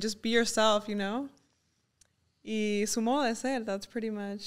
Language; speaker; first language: English; early bilingual, other home language; Spanish